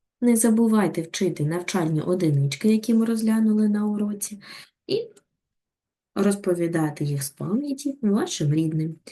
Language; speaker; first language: Ukrainian; native; Ukrainian